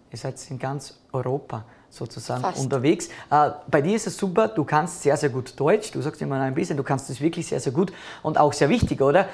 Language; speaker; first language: German; native; German